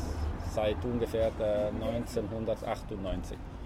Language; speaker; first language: German; non-native, local second language; Italian